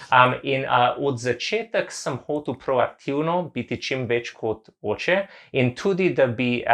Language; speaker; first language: Slovenian; non-native, learner; English